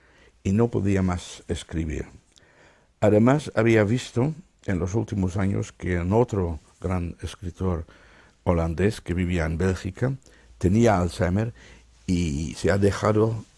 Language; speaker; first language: Spanish; non-native, fluent; Dutch